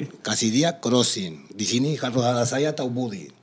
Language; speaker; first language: Indonesian; non-native, fluent; Spanish